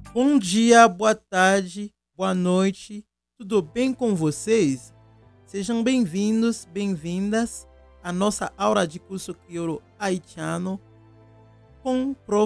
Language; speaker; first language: Portuguese; non-native, local second language; Haitian Creole